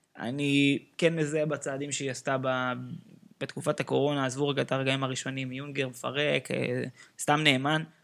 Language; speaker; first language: Hebrew; native; Hebrew